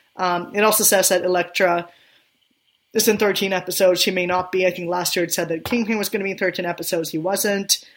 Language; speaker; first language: English; non-native, fluent; Swedish